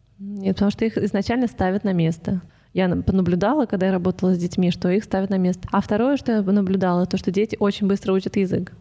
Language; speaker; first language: Russian; native; Russian